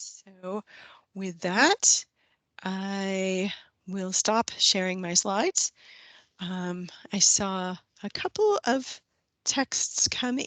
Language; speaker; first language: English; native; English